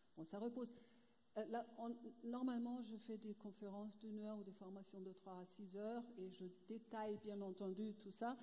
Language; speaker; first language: French; non-native, fluent; German